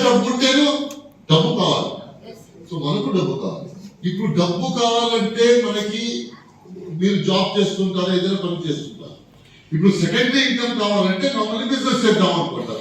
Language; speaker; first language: Telugu; non-native, fluent; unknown